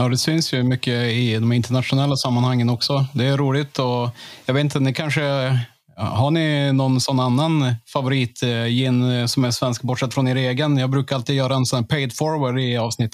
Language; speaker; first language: Swedish; native; Swedish